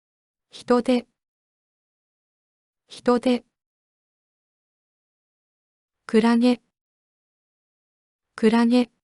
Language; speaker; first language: Japanese; native; Japanese